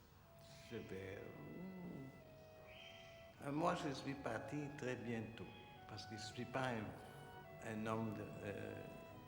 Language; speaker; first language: French; non-native, fluent; German